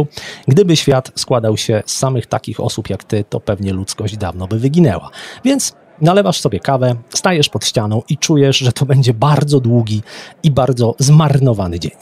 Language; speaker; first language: Polish; native; Polish